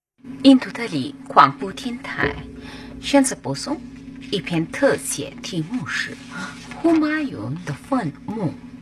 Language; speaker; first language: Chinese; non-native, learner; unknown